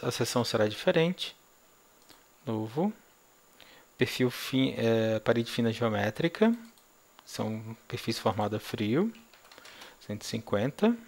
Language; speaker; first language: Portuguese; native; Portuguese